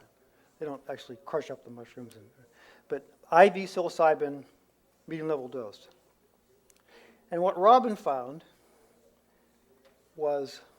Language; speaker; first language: English; native; English